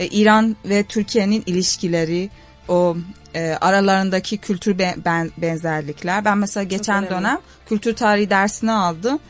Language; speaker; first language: Turkish; non-native, fluent; Persian